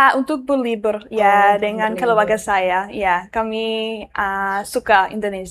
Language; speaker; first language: Indonesian; non-native, learner; English